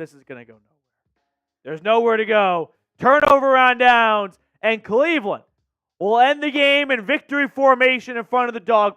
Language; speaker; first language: English; native; English